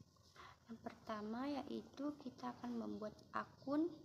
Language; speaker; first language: Indonesian; native; Indonesian